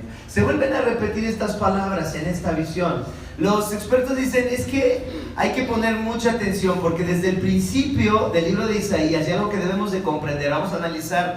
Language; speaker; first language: Spanish; native; Spanish